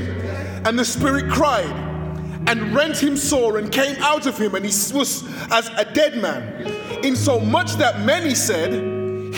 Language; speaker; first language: English; native; English